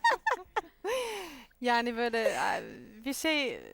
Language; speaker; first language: Turkish; non-native, fluent; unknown